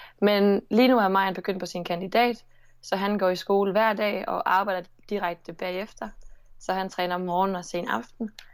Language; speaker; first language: Danish; native; Danish